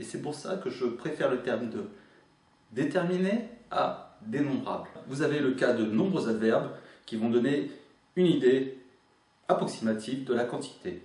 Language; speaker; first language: French; native; French